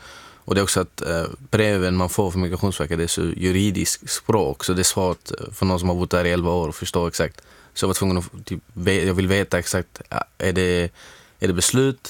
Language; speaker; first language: Swedish; non-native, fluent; Arabic